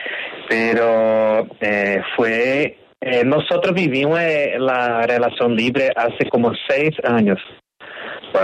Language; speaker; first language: Spanish; non-native, learner; Portuguese